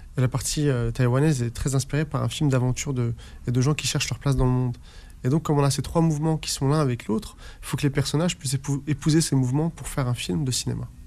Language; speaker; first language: French; early bilingual, other home language; Arabic